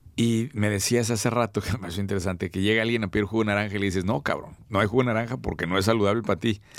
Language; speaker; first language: Spanish; native; Spanish